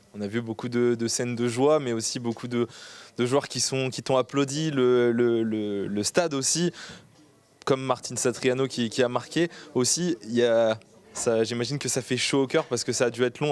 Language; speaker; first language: French; native; French